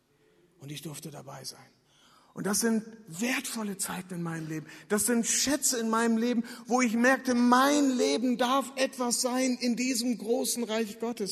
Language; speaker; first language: German; native; German